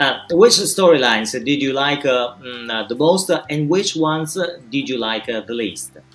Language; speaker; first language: English; non-native, fluent; Italian